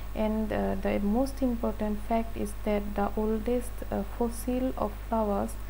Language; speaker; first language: English; non-native, local second language; Assamese